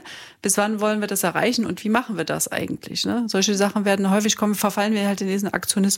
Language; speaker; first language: German; native; German